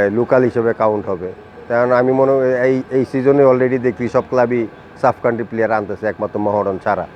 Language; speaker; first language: Bangla; native; Bangla